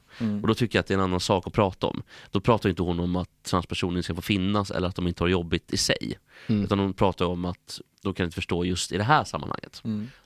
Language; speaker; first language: Swedish; native; Swedish